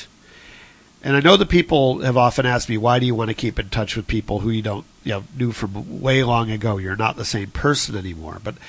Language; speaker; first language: English; native; English